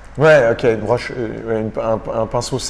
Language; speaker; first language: French; native; French